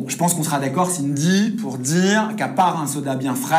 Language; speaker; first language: French; native; French